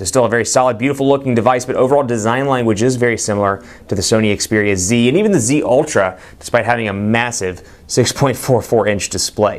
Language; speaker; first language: English; native; English